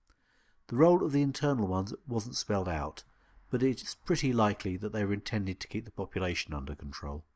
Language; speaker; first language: English; native; English